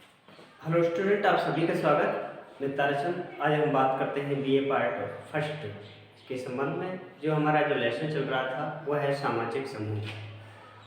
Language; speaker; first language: Hindi; native; Hindi